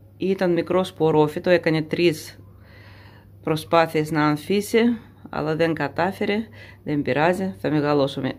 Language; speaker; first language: Greek; non-native, fluent; Russian